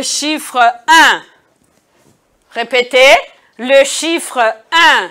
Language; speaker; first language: French; non-native, local second language; Kinyarwanda